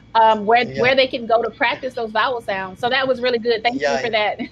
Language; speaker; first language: English; native; English